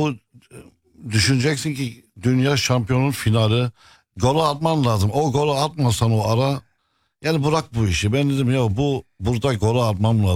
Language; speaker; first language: Turkish; non-native, fluent; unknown